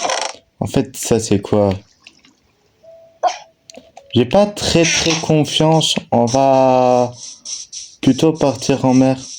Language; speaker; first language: French; native; French